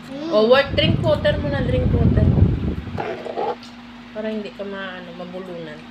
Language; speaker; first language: Filipino; non-native, local second language; Hiligaynon